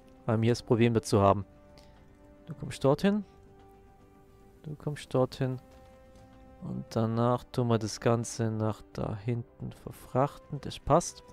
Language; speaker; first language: German; native; German